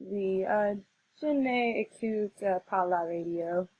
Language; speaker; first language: French; non-native, learner; English